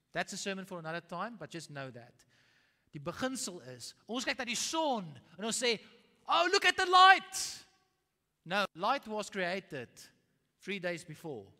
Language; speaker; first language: English; non-native, local second language; Afrikaans